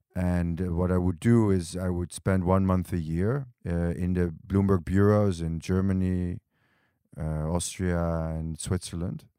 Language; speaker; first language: English; non-native, fluent; Dutch